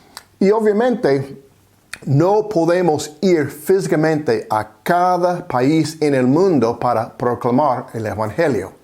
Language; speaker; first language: Spanish; non-native, fluent; English